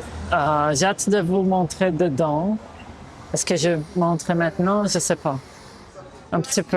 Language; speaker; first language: French; non-native, fluent; Portuguese